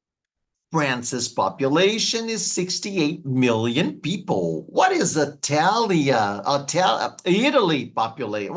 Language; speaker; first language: English; non-native, fluent; Portuguese